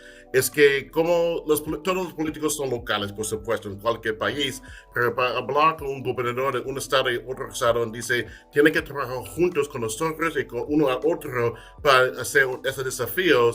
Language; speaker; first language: Spanish; non-native, fluent; English